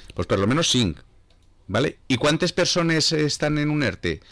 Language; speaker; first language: Spanish; non-native, local second language; Catalan